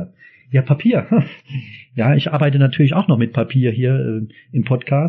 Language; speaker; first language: German; native; German